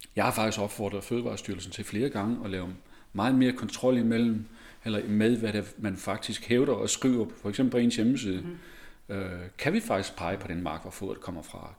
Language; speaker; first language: Danish; native; Danish